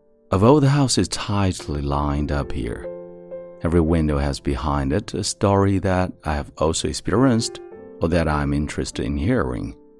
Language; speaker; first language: English; non-native, fluent; Chinese